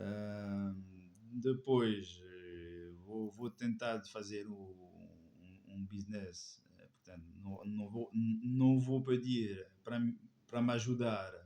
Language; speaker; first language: Portuguese; non-native, fluent; French